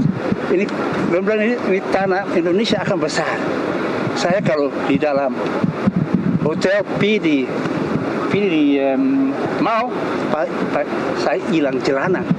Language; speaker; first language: Indonesian; early bilingual, heritage; Indonesian